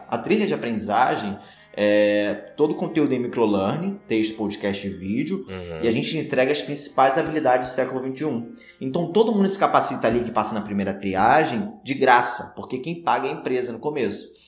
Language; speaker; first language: Portuguese; native; Portuguese